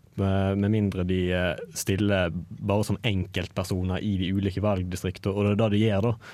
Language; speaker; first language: Norwegian; native; Norwegian